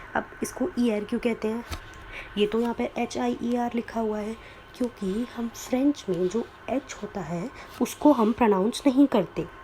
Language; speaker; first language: Hindi; native; Hindi